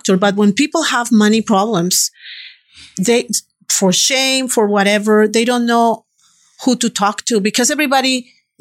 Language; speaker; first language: English; non-native, fluent; Spanish